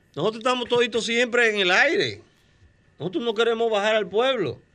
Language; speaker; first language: Spanish; native; Spanish